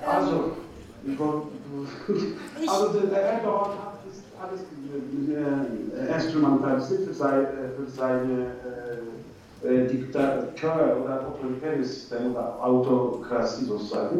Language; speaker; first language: German; non-native, learner; Turkish